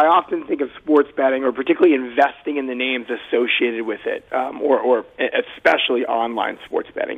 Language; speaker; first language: English; native; English